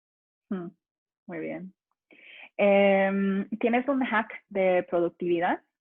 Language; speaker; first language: Spanish; non-native, fluent; English